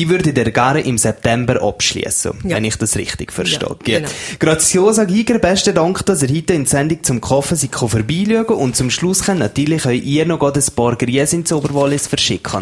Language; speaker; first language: German; native; German